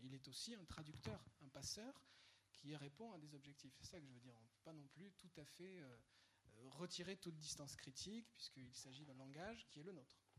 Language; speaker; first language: French; native; French